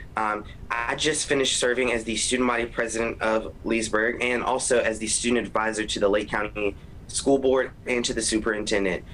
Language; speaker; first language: English; native; English